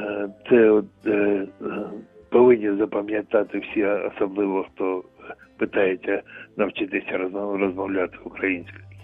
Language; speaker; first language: Ukrainian; non-native, local second language; Russian